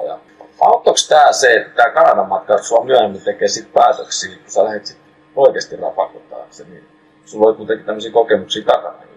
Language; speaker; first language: Finnish; native; Finnish